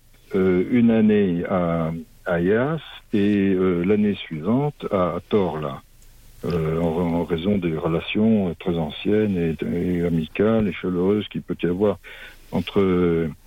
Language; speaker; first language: French; native; French